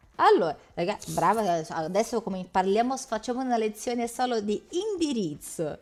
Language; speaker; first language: Italian; non-native, fluent; Portuguese